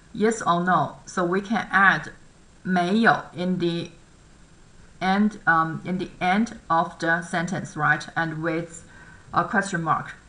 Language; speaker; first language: English; non-native, fluent; Chinese